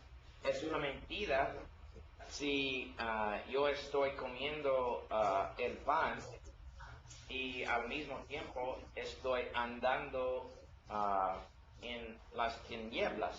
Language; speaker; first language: Spanish; non-native, learner; English